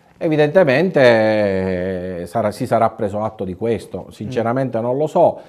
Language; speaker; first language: Italian; native; Italian